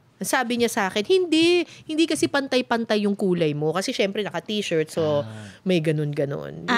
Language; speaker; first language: Filipino; native; Filipino